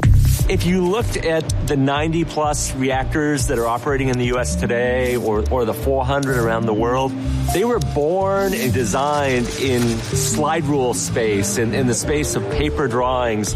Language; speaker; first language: English; native; English